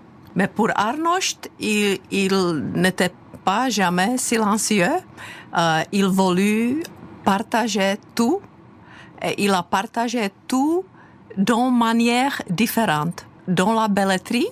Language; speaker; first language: French; non-native, fluent; Czech